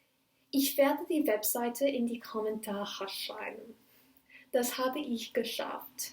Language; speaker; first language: German; non-native, learner; English